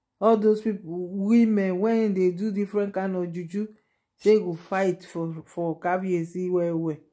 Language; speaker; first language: Nigerian Pidgin; non-native, local second language; Yoruba